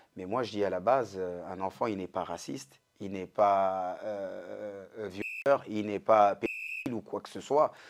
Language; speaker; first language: French; native; French